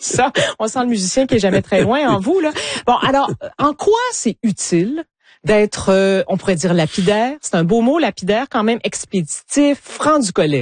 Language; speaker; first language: French; native; French